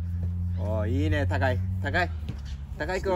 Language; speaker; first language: Japanese; native; Japanese